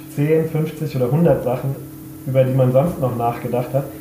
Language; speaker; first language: German; native; German